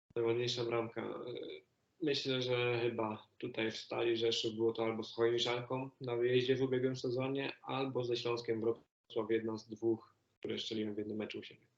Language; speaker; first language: Polish; native; Polish